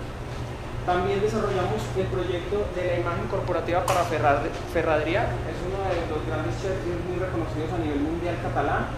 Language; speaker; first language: Spanish; native; Spanish